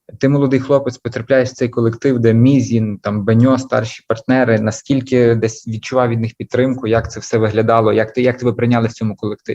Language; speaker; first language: Ukrainian; native; Ukrainian